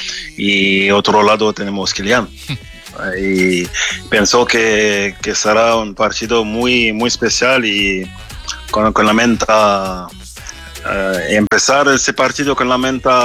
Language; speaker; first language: Spanish; non-native, fluent; French